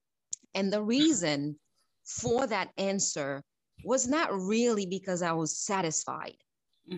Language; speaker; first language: English; non-native, fluent; Haitian Creole